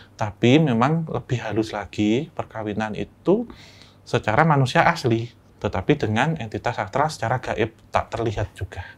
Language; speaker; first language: Indonesian; native; Indonesian